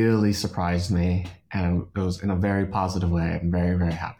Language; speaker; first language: English; native; English